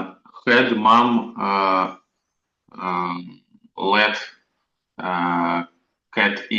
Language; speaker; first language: English; non-native, learner; Russian